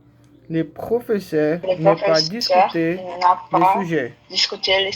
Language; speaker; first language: French; non-native, learner; Portuguese